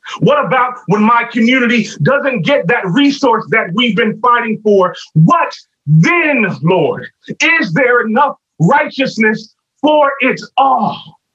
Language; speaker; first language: English; native; English